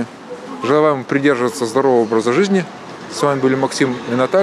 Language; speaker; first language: Russian; native; Russian